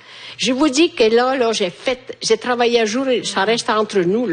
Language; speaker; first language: French; native; French